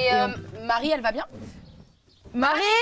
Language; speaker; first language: French; native; French